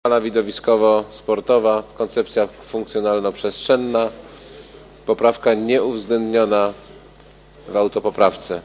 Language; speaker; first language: Polish; native; Polish